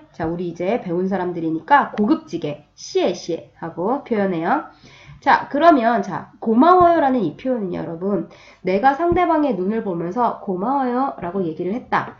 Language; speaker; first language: Korean; native; Korean